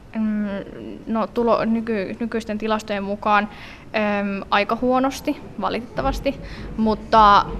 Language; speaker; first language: Finnish; early bilingual, other home language; Somali